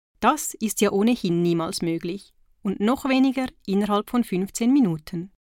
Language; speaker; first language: German; native; German